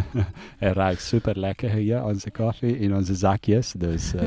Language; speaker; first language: Dutch; non-native, fluent; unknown